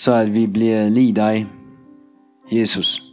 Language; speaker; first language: Danish; non-native, learner; Russian